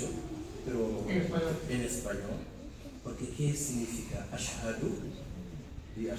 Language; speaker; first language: Spanish; non-native, fluent; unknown